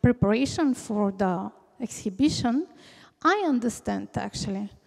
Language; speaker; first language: English; non-native, fluent; Bulgarian